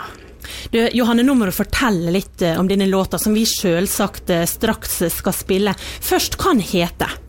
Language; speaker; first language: Norwegian; native; Norwegian